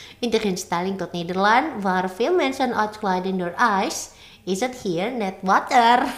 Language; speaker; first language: Dutch; non-native, fluent; Indonesian